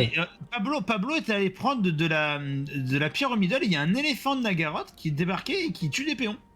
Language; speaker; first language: French; native; French